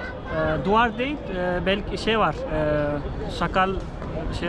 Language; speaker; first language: Turkish; non-native, fluent; Urdu